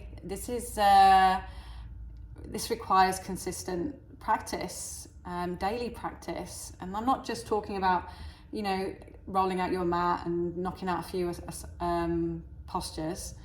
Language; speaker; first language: English; native; English